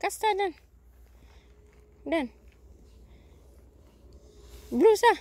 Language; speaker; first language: Swedish; non-native, learner; Cebuano